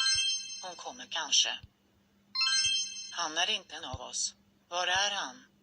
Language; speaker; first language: Swedish; non-native, learner; English